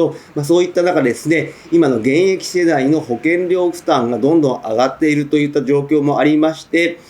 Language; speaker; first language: Japanese; native; Japanese